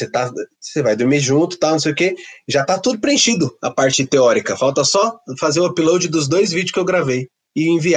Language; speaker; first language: Portuguese; native; Portuguese